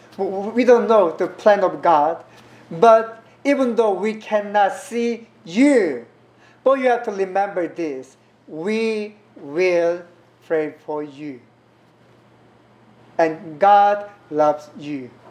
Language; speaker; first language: English; non-native, learner; Korean